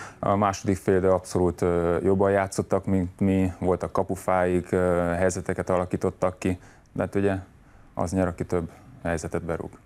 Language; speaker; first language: Hungarian; native; Hungarian